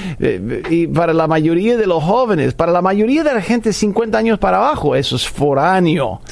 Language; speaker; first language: Spanish; non-native, fluent; English